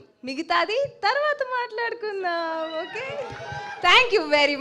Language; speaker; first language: Telugu; native; Telugu